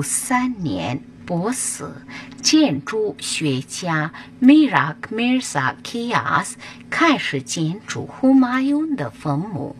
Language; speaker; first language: Chinese; non-native, fluent; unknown